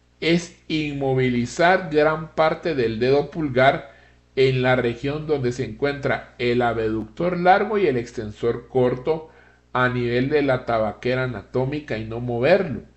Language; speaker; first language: Spanish; native; Spanish